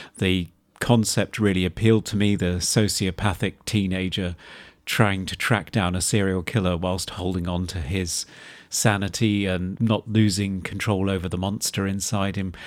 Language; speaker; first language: English; native; English